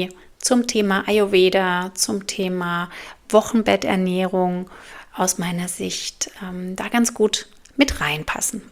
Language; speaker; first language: German; native; German